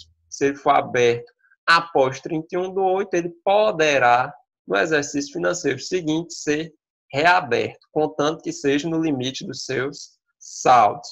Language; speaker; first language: Portuguese; native; Portuguese